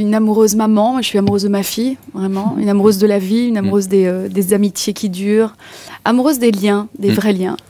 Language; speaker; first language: French; native; French